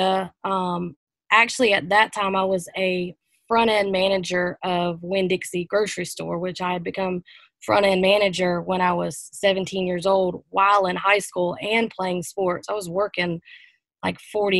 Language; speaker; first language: English; native; English